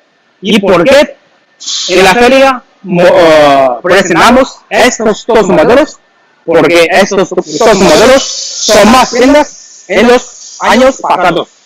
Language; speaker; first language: Spanish; non-native, learner; Chinese